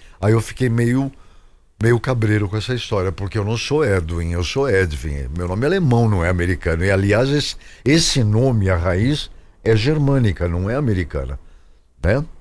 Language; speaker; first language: Portuguese; native; Portuguese